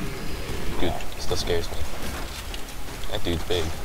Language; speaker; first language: English; native; English